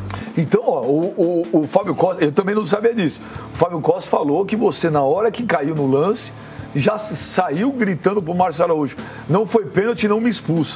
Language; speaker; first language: Portuguese; native; Portuguese